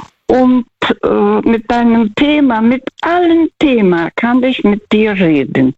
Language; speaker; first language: German; non-native, learner; Russian